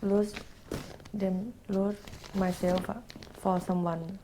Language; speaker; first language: English; non-native, learner; Thai